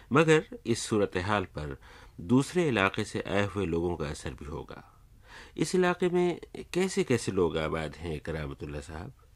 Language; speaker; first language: Urdu; native; Urdu